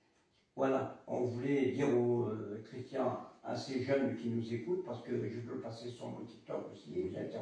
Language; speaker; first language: French; native; French